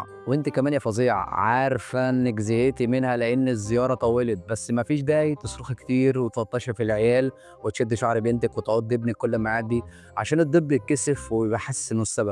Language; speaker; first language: Arabic; native; Arabic